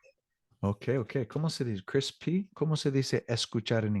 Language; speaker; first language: Spanish; non-native, learner; English